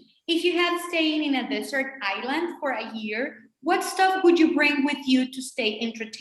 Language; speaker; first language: English; non-native, fluent; Spanish